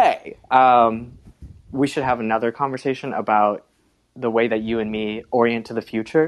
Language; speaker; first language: English; native; English